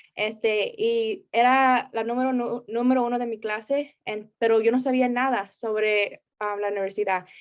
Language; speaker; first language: Spanish; early bilingual, heritage; Spanish